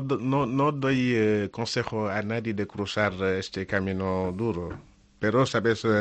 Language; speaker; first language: Spanish; non-native, learner; Wolof